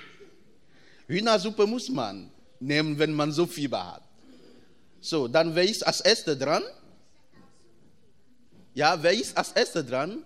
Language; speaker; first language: German; non-native, fluent; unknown